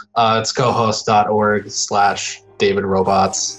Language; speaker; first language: English; native; English